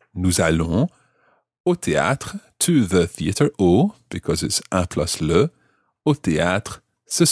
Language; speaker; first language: French; non-native, fluent; English